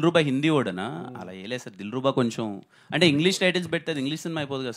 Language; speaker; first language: Telugu; native; Telugu